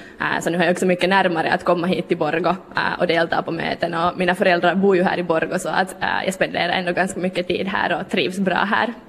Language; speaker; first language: Swedish; native; Swedish